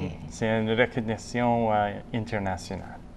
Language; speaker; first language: French; non-native, local second language; English